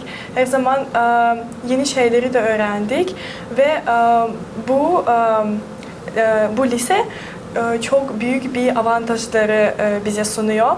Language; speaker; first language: Turkish; non-native, fluent; Russian